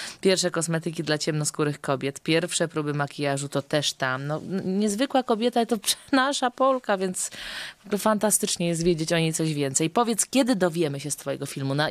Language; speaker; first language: Polish; native; Polish